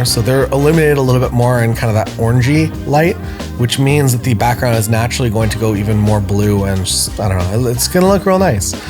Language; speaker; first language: English; native; English